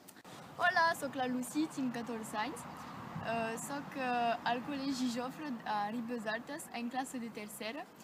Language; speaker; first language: Catalan; non-native, local second language; French